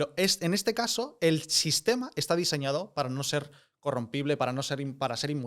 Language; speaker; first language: Spanish; native; Spanish